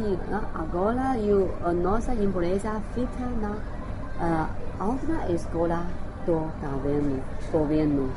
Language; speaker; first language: Portuguese; non-native, learner; Chinese